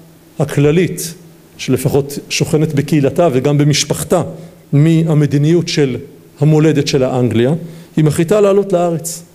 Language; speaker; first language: Hebrew; native; Hebrew